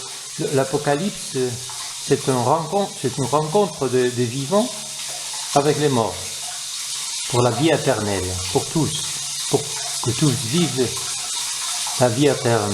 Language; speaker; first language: French; non-native, fluent; Spanish